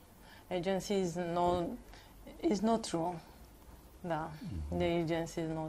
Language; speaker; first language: English; non-native, learner; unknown